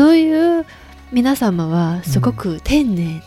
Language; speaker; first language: Japanese; non-native, fluent; Chinese